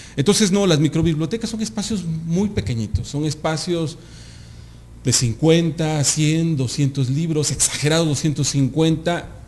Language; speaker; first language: Spanish; native; Spanish